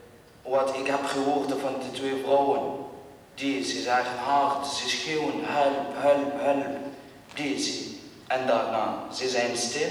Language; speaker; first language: Dutch; non-native, learner; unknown